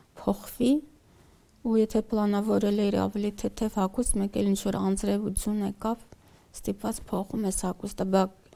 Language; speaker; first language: Armenian; native; Armenian